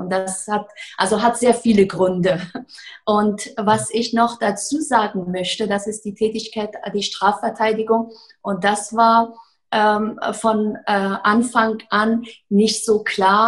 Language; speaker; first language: German; non-native, fluent; Persian